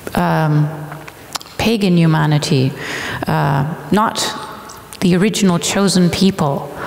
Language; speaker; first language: English; native; English